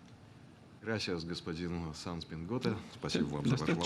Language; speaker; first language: Russian; native; Russian